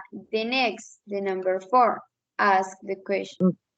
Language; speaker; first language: English; non-native, fluent; Spanish